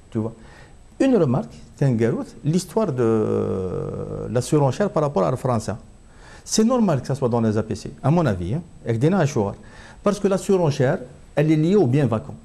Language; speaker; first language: French; non-native, local second language; Kabyle